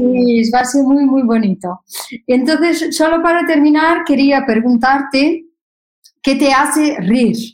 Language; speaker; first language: Spanish; non-native, fluent; Portuguese